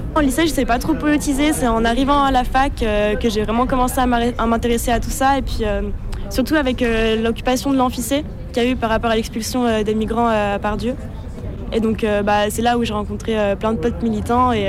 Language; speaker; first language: French; native; French